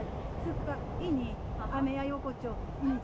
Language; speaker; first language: Indonesian; non-native, learner; Japanese